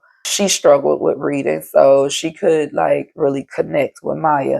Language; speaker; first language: English; native; English